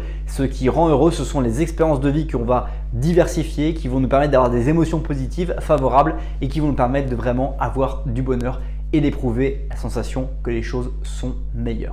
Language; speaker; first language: French; native; French